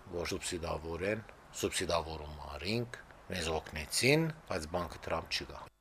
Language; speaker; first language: Armenian; early bilingual, heritage; Armenian